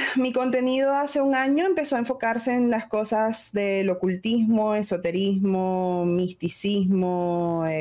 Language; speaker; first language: Spanish; native; Spanish